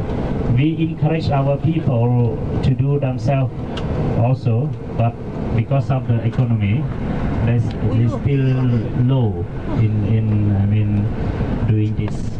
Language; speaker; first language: English; non-native, local second language; Khmer